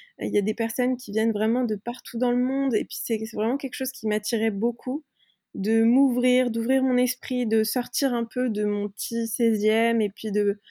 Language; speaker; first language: French; early bilingual, other home language; Persian